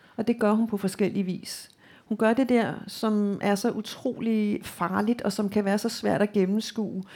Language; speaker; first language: Danish; native; Danish